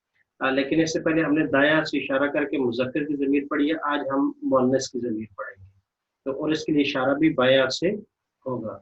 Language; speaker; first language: Urdu; native; Urdu